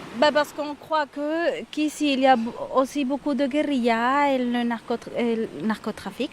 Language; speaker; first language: French; non-native, fluent; Spanish